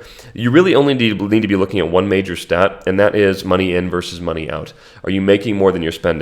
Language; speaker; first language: English; native; English